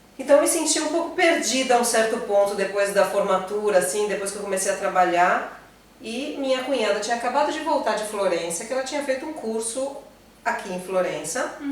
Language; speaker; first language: Portuguese; native; Portuguese